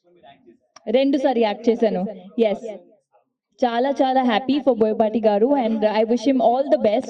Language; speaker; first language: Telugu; non-native, learner; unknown